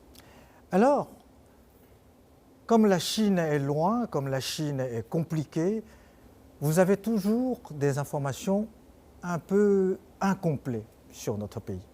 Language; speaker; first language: French; non-native, fluent; Chinese